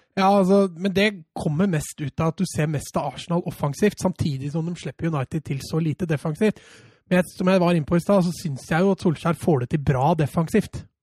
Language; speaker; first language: Norwegian; native; Norwegian